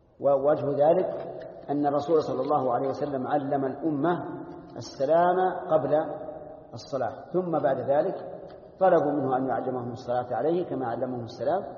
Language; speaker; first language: Arabic; native; Arabic